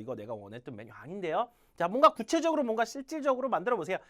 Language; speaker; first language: Korean; native; Korean